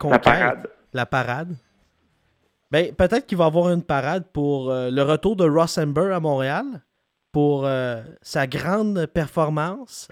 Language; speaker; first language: French; native; French